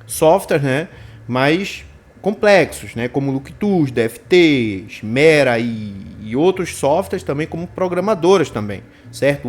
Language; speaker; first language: Portuguese; native; Portuguese